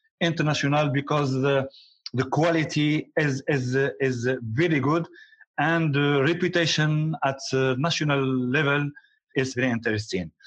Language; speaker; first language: English; non-native, learner; Arabic